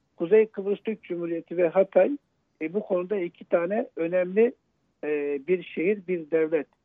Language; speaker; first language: Turkish; native; Turkish